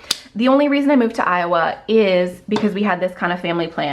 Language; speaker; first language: English; native; English